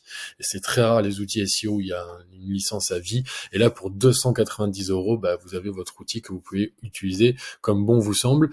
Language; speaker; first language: French; native; French